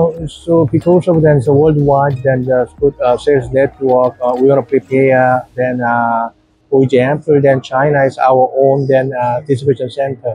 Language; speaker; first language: English; non-native, learner; Korean